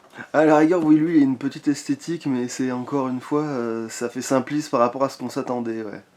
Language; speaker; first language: French; native; French